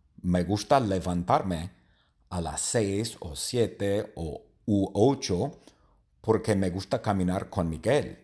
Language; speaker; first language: Spanish; non-native, learner; English